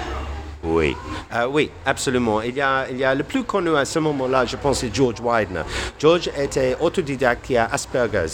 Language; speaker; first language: French; non-native, fluent; English